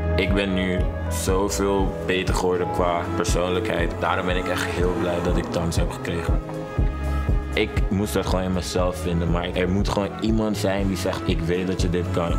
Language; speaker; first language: Dutch; non-native, local second language; English